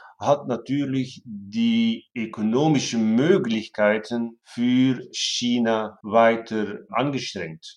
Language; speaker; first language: German; non-native, fluent; Dutch